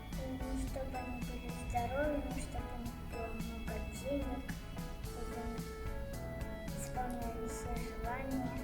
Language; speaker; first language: Russian; non-native, local second language; Kazakh